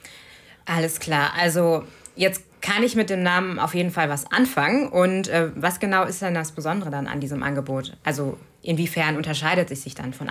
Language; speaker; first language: German; native; German